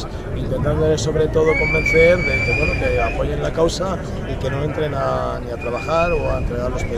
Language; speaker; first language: Spanish; native; Spanish